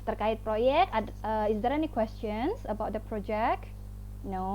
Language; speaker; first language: English; non-native, fluent; Indonesian